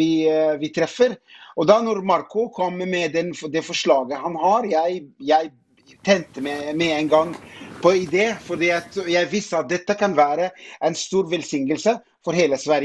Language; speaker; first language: Norwegian; non-native, fluent; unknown